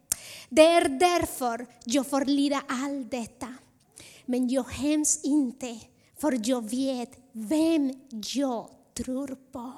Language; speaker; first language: Swedish; non-native, fluent; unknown